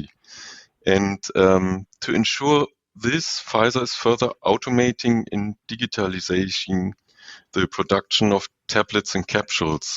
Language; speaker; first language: English; non-native, fluent; German